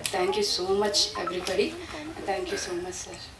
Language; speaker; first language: Tamil; non-native, fluent; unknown